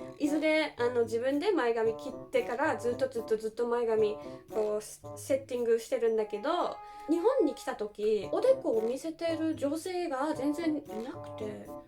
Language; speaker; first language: Japanese; non-native, fluent; German